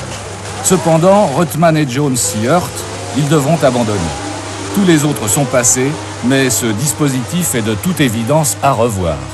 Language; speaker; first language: French; native; French